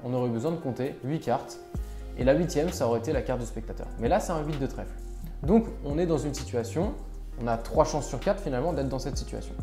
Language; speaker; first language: French; native; French